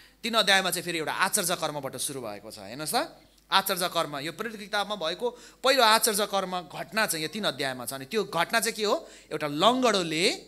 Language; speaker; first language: Nepali; non-native, local second language; Limburgish